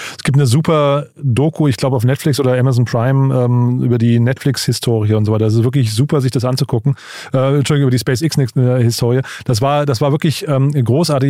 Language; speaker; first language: German; native; German